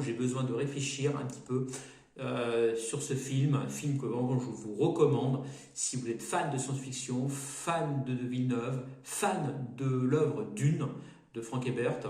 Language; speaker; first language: French; native; French